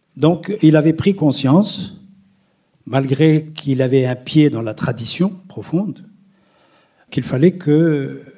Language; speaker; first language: French; non-native, local second language; Arabic